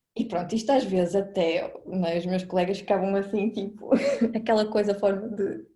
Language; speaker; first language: Portuguese; native; Portuguese